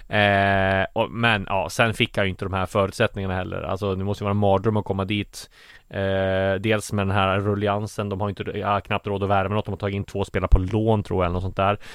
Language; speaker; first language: Swedish; native; Swedish